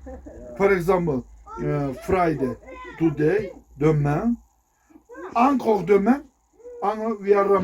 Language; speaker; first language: English; non-native, learner; Turkish